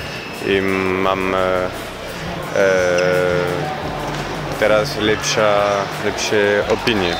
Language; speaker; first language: Polish; non-native, learner; French